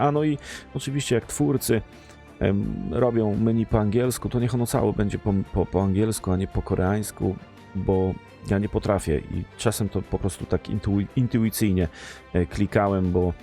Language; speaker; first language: Polish; native; Polish